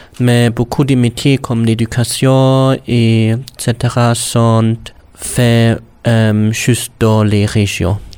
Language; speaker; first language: French; non-native, learner; German